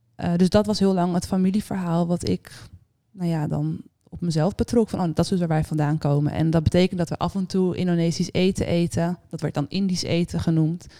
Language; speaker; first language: Dutch; native; Dutch